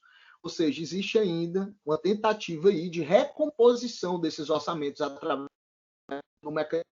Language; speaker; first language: Portuguese; native; Portuguese